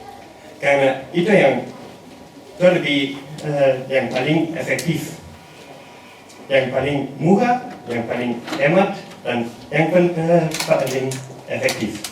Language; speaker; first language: Indonesian; non-native, learner; German